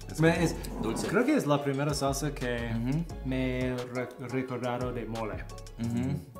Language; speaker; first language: Spanish; non-native, fluent; English